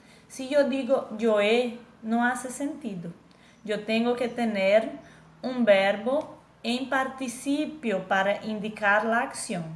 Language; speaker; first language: Spanish; non-native, fluent; Portuguese